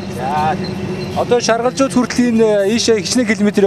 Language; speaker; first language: Mongolian; native; Mongolian